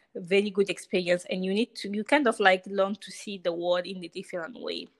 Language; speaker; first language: English; non-native, fluent; Hausa